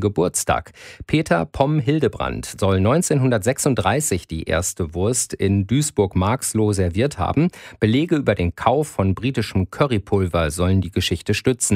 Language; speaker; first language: German; native; German